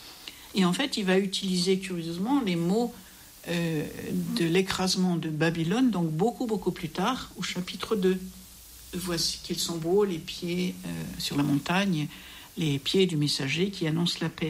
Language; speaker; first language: French; native; French